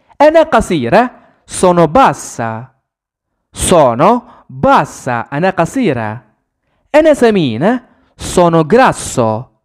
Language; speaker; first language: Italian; non-native, fluent; Arabic